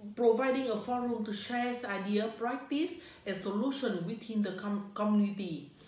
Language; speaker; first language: English; non-native, learner; Vietnamese